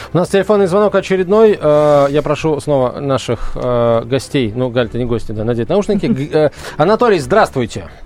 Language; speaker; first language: Russian; native; Russian